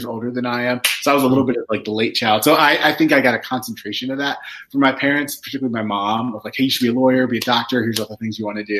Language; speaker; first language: English; native; English